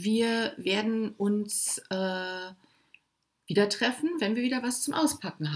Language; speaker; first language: German; native; German